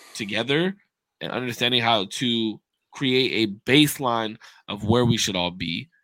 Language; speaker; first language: English; native; English